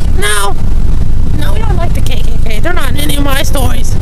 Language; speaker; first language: English; native; English